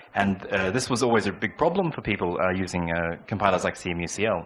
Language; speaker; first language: English; native; English